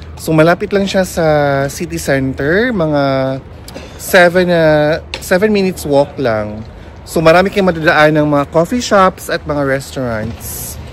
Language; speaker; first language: Filipino; native; Filipino